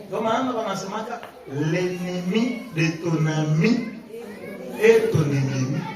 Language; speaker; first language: French; non-native, local second language; Swahili